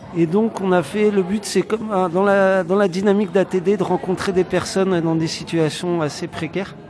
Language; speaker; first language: French; native; French